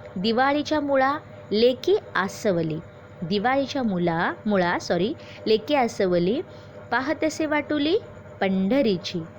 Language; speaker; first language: Hindi; non-native, local second language; Marathi